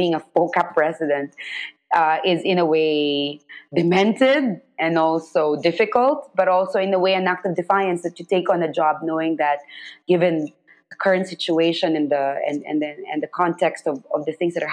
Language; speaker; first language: English; non-native, local second language; Filipino